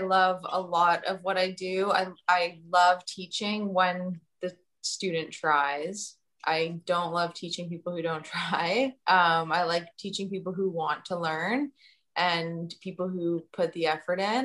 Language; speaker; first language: English; native; English